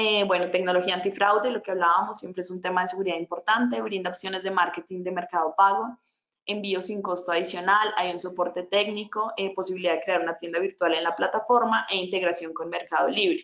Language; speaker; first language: Spanish; native; Spanish